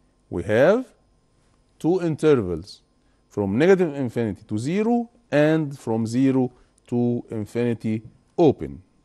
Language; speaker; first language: English; non-native, fluent; Arabic